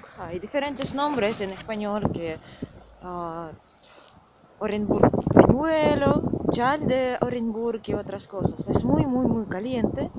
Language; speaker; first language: Spanish; non-native, fluent; Russian